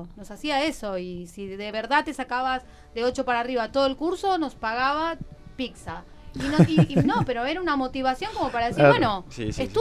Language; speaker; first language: Spanish; native; Spanish